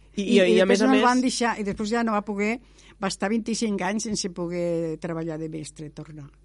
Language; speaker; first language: Catalan; non-native, local second language; Spanish